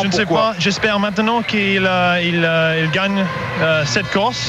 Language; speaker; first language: French; non-native, learner; English